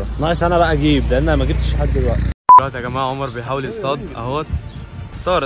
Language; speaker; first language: Arabic; native; Arabic